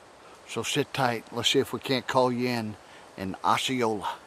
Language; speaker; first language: English; native; English